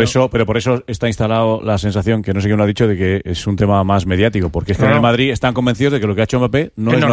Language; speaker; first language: Spanish; native; Spanish